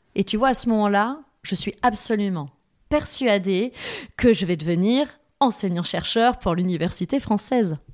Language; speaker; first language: French; native; French